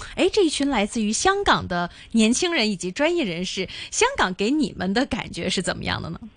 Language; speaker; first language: Chinese; non-native, local second language; Cantonese